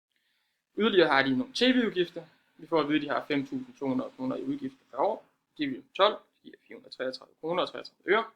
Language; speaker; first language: Danish; native; Danish